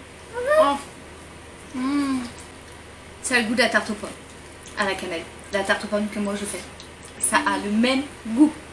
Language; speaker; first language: French; native; French